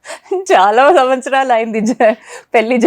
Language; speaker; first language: Telugu; non-native, fluent; Malayalam